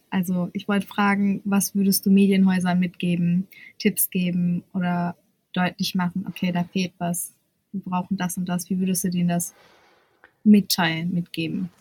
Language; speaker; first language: German; early bilingual, other home language; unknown